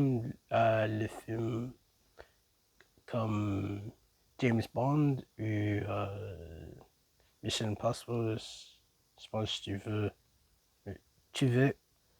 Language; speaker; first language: French; non-native, learner; English